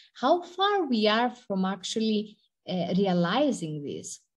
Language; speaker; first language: English; non-native, fluent; Greek